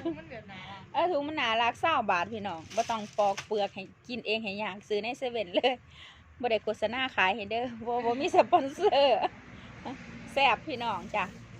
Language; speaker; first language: Thai; native; Thai